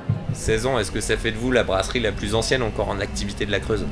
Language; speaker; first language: French; native; French